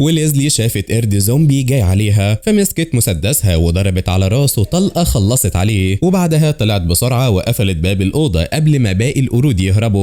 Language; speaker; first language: Arabic; native; Arabic